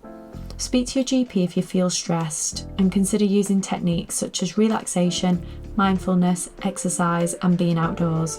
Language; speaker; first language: English; native; English